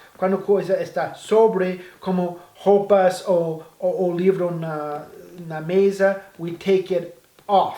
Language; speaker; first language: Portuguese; non-native, fluent; English